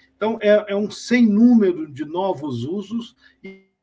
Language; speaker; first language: Portuguese; native; Portuguese